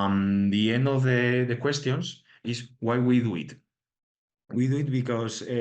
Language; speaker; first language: English; non-native, learner; Spanish